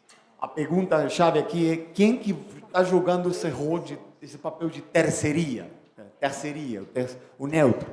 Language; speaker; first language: Portuguese; non-native, fluent; Spanish